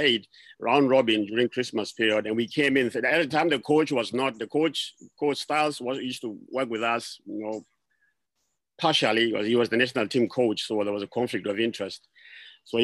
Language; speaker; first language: English; non-native, local second language; Southern Sotho